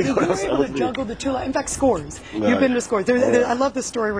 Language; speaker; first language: English; native; English